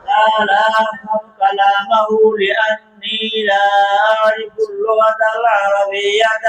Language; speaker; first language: Arabic; non-native, fluent; Bangla